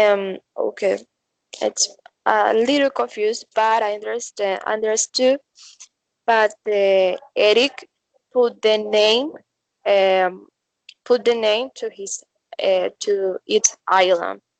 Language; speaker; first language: English; non-native, learner; Spanish